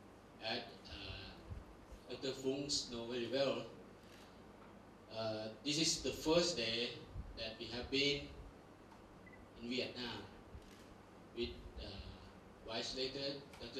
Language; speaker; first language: English; non-native, learner; Thai